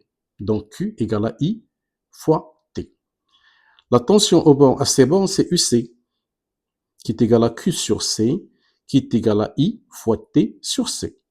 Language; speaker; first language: French; non-native, local second language; Arabic